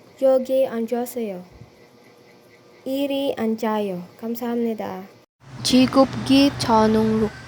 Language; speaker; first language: Korean; non-native, learner; Filipino